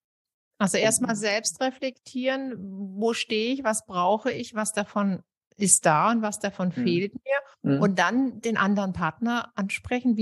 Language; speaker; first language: German; native; German